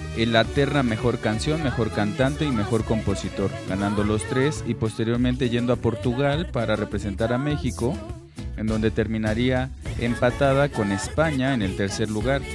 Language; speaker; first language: Spanish; native; Spanish